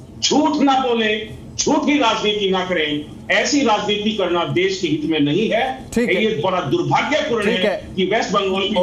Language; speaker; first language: Hindi; native; Hindi